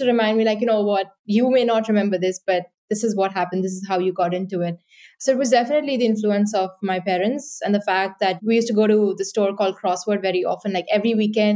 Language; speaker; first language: English; non-native, local second language; Hindi